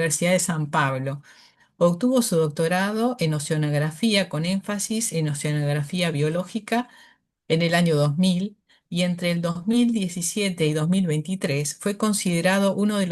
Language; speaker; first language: Spanish; native; Spanish